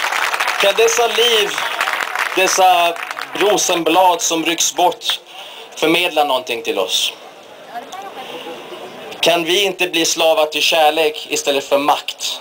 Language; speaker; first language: Swedish; early bilingual, other home language; Persian